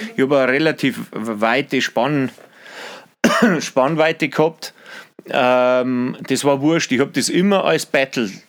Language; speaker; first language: German; native; German